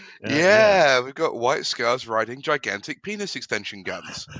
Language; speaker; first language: English; native; English